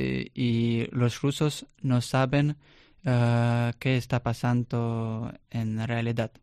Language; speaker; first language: Spanish; non-native, learner; Russian